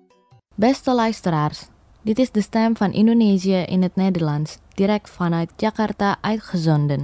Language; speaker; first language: Dutch; non-native, fluent; Indonesian